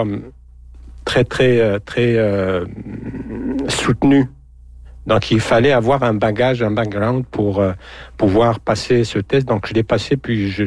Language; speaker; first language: French; non-native, local second language; Arabic